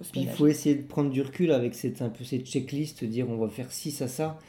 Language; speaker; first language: French; native; French